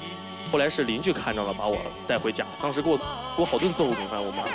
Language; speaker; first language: Chinese; native; Chinese